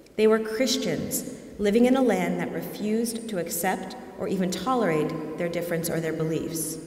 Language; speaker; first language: English; native; English